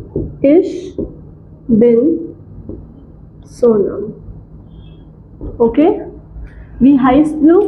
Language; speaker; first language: German; non-native, fluent; Hindi